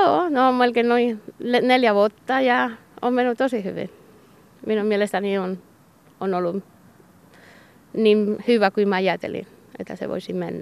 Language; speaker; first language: Finnish; non-native, learner; Basque